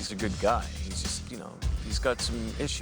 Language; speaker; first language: English; native; English